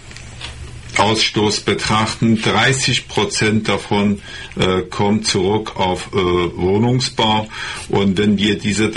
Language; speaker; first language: German; non-native, fluent; Persian